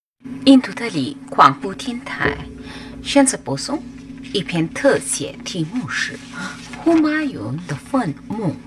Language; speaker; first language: Chinese; non-native, fluent; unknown